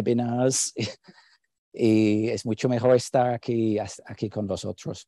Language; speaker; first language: Spanish; non-native, fluent; English